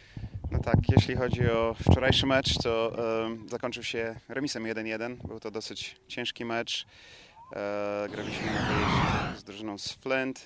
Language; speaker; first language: Polish; native; Polish